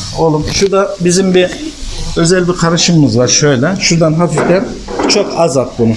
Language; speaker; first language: Turkish; native; Turkish